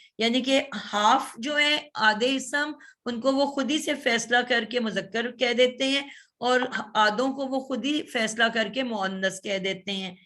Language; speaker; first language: Urdu; native; Urdu